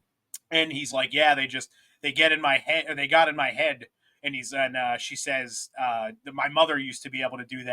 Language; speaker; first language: English; native; English